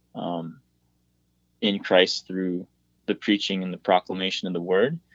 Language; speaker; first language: English; native; English